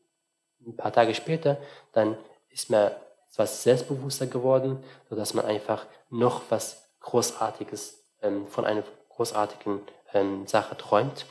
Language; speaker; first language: German; non-native, fluent; Arabic